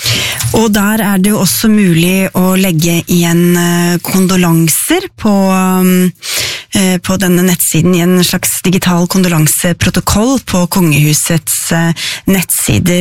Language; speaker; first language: Norwegian; native; Norwegian